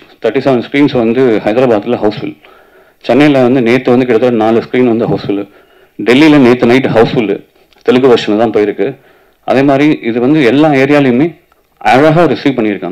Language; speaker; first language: Tamil; native; Tamil